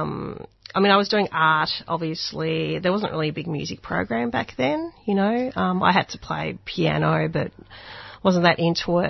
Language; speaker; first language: English; non-native, local second language; Hungarian